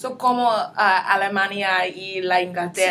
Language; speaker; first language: Spanish; non-native, learner; English